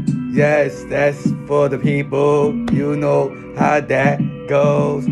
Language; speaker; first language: English; early bilingual, other home language; Spanish